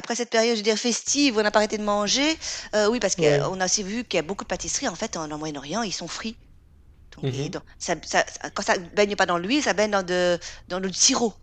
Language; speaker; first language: French; native; French